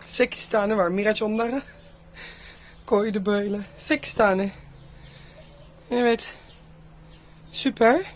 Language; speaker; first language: Turkish; early bilingual, heritage; Turkish